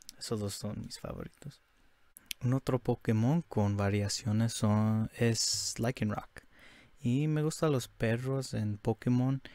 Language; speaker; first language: Spanish; early bilingual, heritage; English